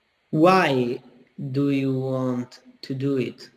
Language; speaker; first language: English; non-native, learner; Italian